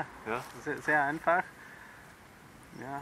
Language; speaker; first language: German; non-native, fluent; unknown